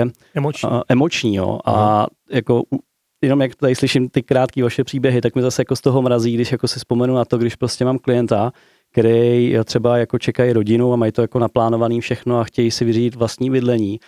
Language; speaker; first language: Czech; native; Czech